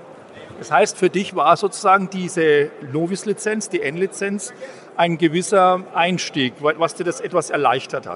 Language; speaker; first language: German; native; German